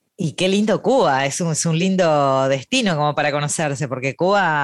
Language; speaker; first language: Spanish; native; Spanish